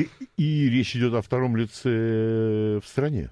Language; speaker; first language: Russian; native; Russian